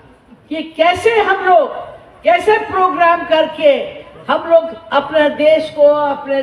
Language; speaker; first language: Hindi; non-native, local second language; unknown